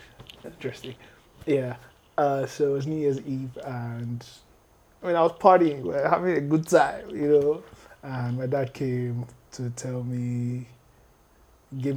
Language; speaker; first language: English; non-native, local second language; Yoruba